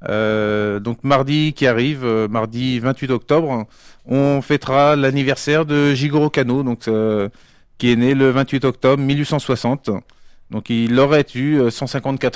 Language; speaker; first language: French; native; French